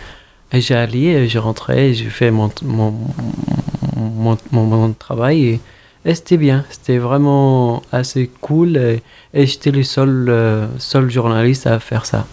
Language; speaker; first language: French; non-native, fluent; Arabic